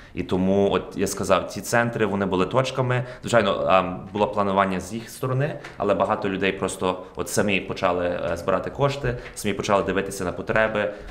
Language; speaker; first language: Ukrainian; native; Ukrainian